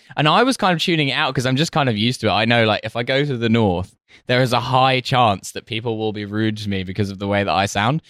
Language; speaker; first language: English; native; English